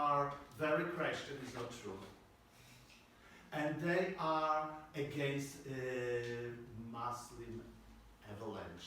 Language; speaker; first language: English; non-native, learner; Polish